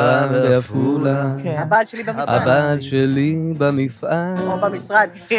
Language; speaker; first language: Hebrew; native; Hebrew